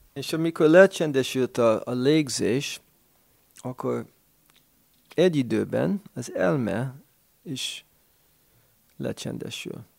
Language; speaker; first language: Hungarian; non-native, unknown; English